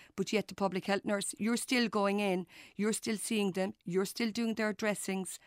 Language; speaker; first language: English; native; English